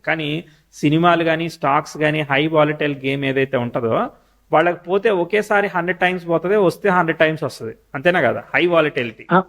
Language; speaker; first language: Telugu; native; Telugu